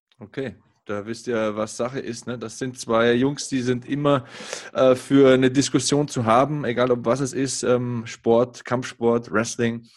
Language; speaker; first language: German; native; German